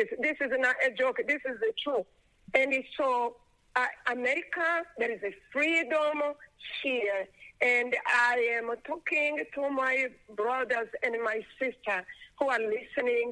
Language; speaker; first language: English; non-native, local second language; Kinyarwanda